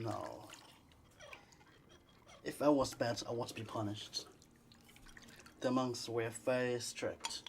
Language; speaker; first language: English; non-native, learner; Chinese